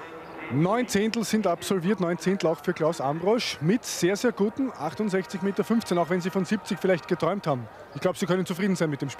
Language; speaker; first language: German; native; German